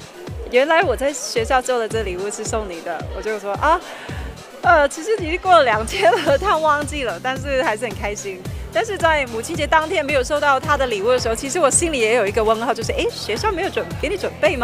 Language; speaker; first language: Chinese; non-native, local second language; Cantonese